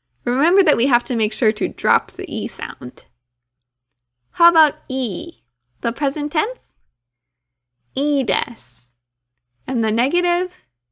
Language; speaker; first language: English; native; English